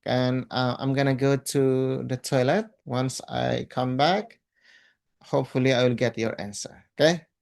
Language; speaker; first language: English; non-native, fluent; Indonesian